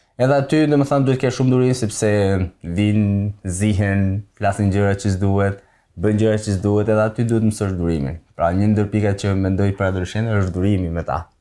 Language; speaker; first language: Albanian; native; Albanian